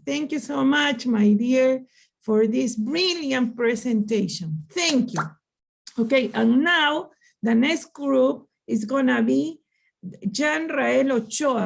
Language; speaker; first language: English; non-native, learner; Spanish